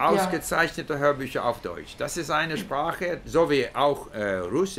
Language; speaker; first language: German; non-native, learner; English